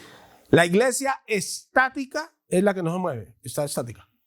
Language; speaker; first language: Spanish; native; Spanish